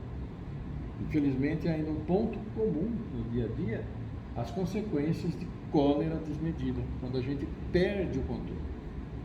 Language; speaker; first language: Portuguese; native; Portuguese